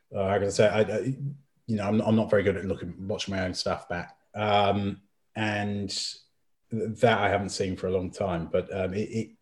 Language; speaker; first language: English; native; English